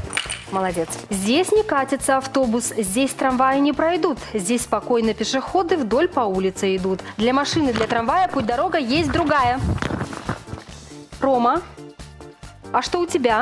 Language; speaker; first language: Russian; native; Russian